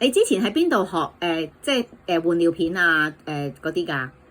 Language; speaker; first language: Cantonese; native; Cantonese